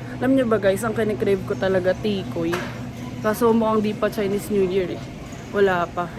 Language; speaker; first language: Filipino; native; Filipino